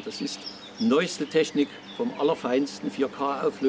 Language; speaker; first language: German; native; German